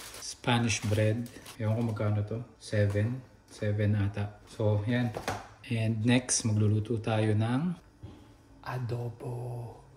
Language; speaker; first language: Filipino; native; Filipino